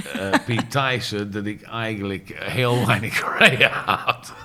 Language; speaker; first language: Dutch; non-native, fluent; English